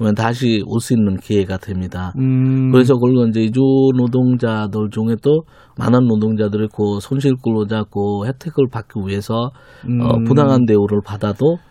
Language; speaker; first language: Korean; non-native, fluent; Bangla